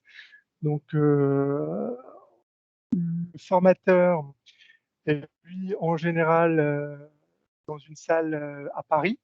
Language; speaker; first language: French; native; French